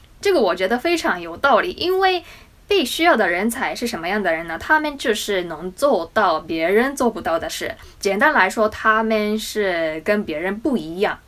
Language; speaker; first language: Chinese; non-native, fluent; Japanese